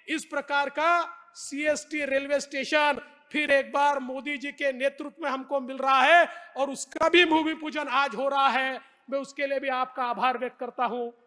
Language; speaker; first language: Hindi; non-native, local second language; Marathi